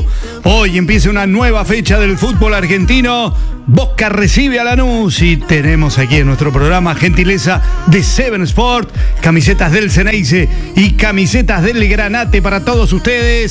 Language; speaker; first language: Spanish; native; Spanish